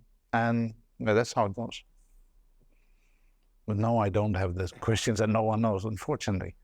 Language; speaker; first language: English; non-native, fluent; Dutch